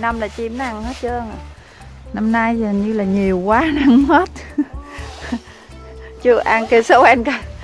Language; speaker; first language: Vietnamese; native; Vietnamese